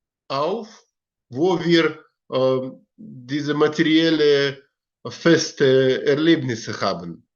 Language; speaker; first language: German; non-native, learner; Russian